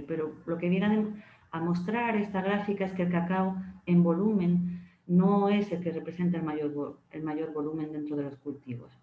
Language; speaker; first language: Spanish; native; Spanish